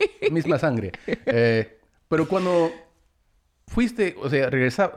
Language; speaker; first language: Spanish; early bilingual, heritage; Spanish